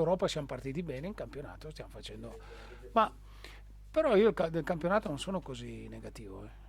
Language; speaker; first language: Italian; native; Italian